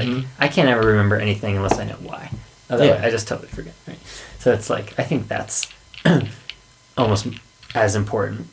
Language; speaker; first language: English; native; English